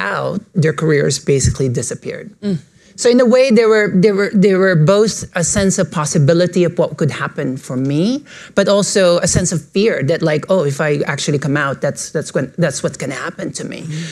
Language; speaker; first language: English; non-native, local second language; Filipino